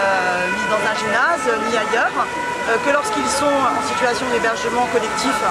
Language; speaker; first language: French; native; French